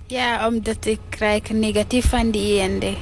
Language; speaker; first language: Dutch; non-native, learner; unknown